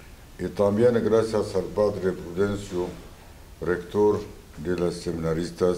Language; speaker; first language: Spanish; non-native, fluent; Arabic